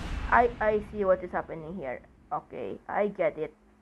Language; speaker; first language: English; non-native, local second language; Filipino